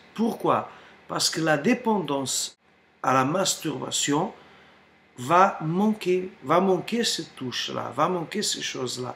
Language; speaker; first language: French; non-native, fluent; Portuguese